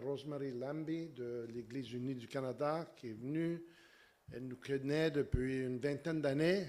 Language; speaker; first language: French; native; French